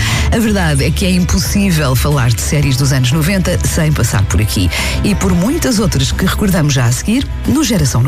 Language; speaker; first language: Portuguese; native; Portuguese